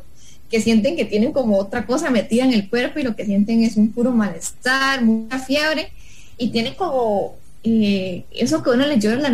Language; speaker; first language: Spanish; native; Spanish